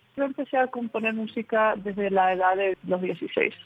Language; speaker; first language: Spanish; early bilingual, heritage; English